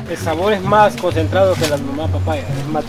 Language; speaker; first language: Spanish; native; Spanish